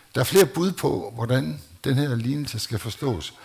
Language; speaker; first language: Danish; native; Danish